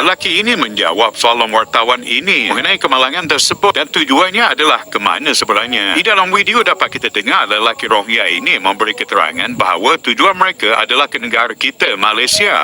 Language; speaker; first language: Malay; native; Malay